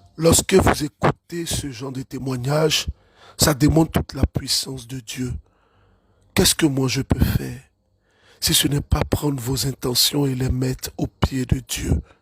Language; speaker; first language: French; non-native, local second language; Ewe